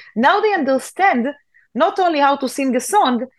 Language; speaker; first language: English; non-native, fluent; Hebrew